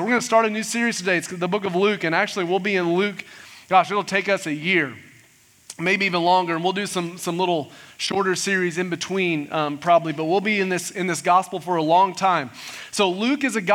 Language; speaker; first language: English; native; English